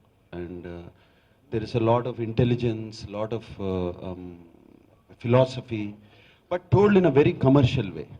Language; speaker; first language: Telugu; native; Telugu